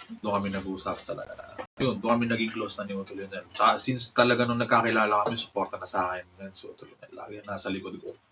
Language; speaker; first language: Filipino; early bilingual, heritage; Filipino